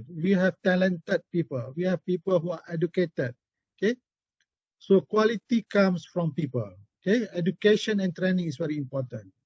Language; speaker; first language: English; non-native, local second language; Malay